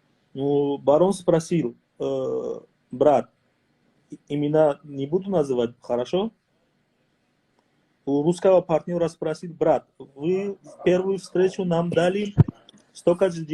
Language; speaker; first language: Russian; non-native, fluent; Tajik